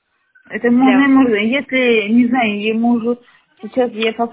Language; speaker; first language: Russian; non-native, learner; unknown